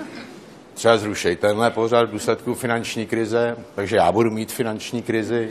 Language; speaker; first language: Czech; native; Czech